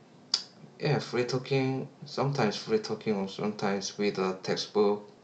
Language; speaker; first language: English; non-native, learner; Korean